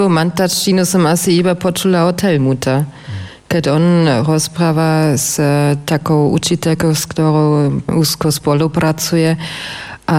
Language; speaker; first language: Slovak; non-native, fluent; German